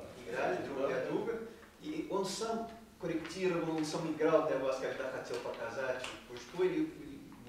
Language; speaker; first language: Russian; non-native, fluent; Portuguese